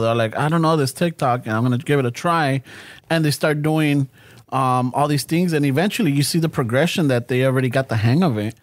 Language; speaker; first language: English; early bilingual, other home language; Spanish